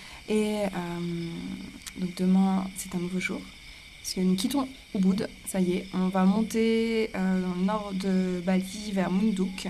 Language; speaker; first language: French; native; French